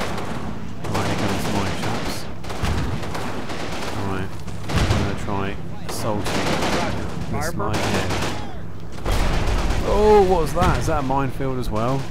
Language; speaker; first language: English; native; English